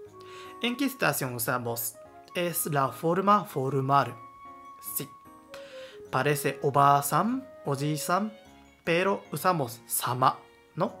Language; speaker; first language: Spanish; non-native, learner; Japanese